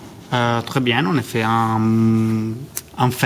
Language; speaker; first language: French; non-native, learner; Italian